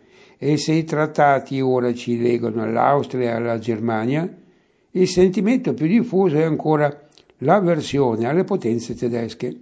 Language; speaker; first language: Italian; native; Italian